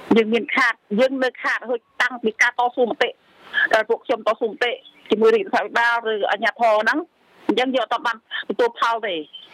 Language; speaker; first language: Khmer; non-native, local second language; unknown